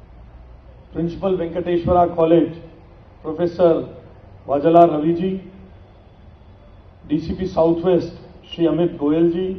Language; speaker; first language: Hindi; native; Hindi